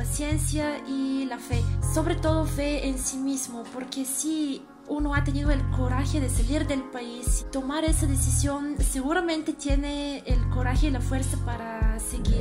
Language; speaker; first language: Spanish; non-native, fluent; Bulgarian